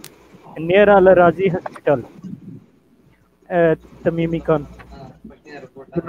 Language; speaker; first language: English; non-native, learner; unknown